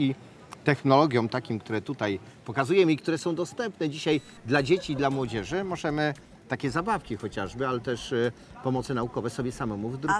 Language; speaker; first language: Polish; native; Polish